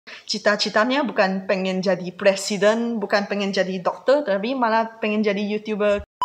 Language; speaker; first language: Indonesian; non-native, fluent; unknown